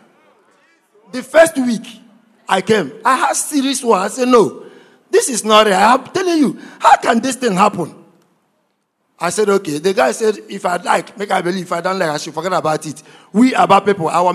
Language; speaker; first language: English; non-native, local second language; Igbo